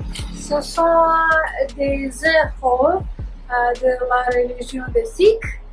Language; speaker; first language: French; non-native, learner; Punjabi